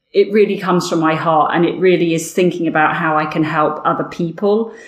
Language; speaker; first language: English; native; English